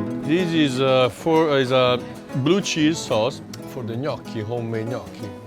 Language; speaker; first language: English; non-native, fluent; Italian